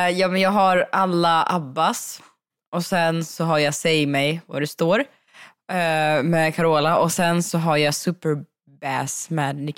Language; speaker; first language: Swedish; native; Swedish